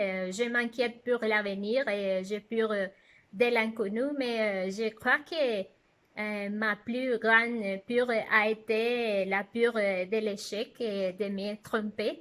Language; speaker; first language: French; non-native, fluent; Spanish